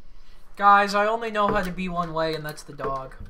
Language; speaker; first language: English; native; English